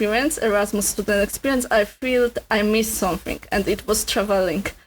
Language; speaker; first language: English; non-native, learner; Polish